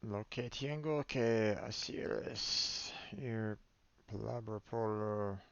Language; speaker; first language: Spanish; non-native, learner; English